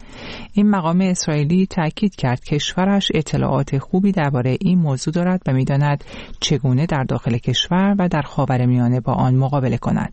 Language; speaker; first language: Persian; native; Persian